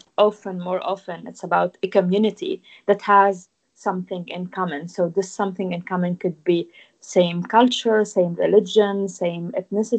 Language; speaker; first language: English; non-native, fluent; Arabic